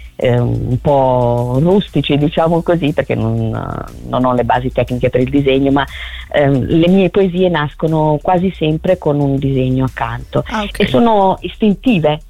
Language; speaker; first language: Italian; native; Italian